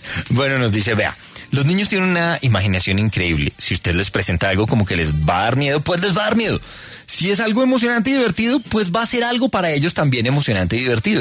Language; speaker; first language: Spanish; native; Spanish